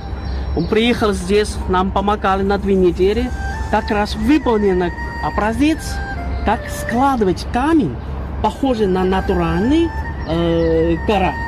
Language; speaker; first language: Russian; non-native, learner; Chinese